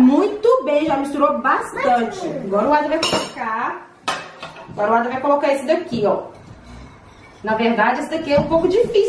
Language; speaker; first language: Portuguese; native; Portuguese